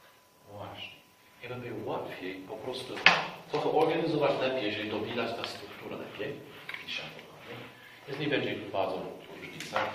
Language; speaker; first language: Polish; non-native, fluent; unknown